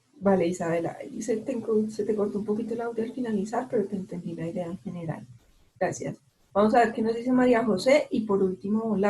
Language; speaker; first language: Spanish; native; Spanish